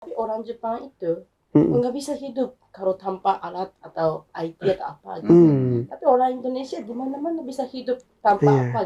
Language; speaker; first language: Indonesian; non-native, fluent; Japanese